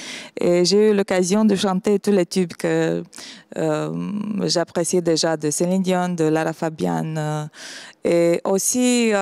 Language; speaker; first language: French; non-native, fluent; Romanian